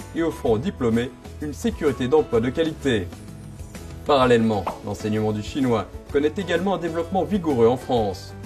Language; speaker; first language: French; native; French